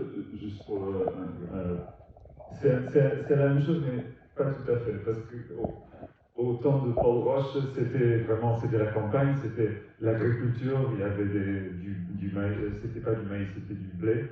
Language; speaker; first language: French; non-native, fluent; Portuguese